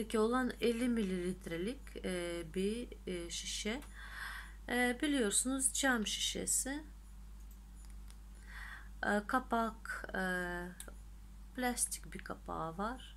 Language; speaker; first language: Turkish; non-native, fluent; Russian